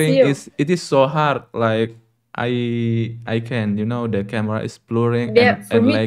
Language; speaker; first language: English; non-native, learner; Indonesian